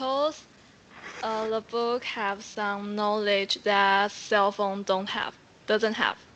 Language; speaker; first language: English; non-native, learner; Chinese